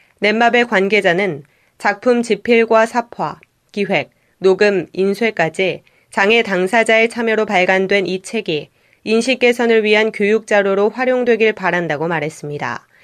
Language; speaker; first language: Korean; native; Korean